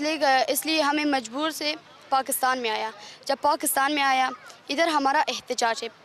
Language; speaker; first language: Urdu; non-native, learner; Persian